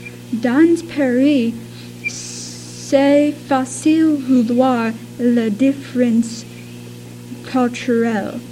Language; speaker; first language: French; non-native, learner; English